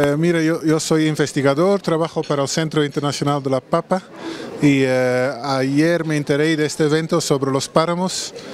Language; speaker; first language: Spanish; non-native, fluent; Dutch